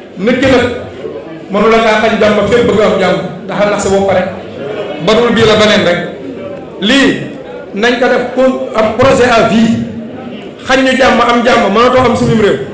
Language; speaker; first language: Wolof; native; Wolof